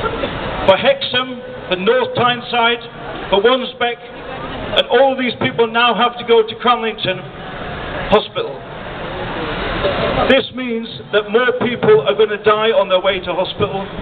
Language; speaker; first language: English; native; English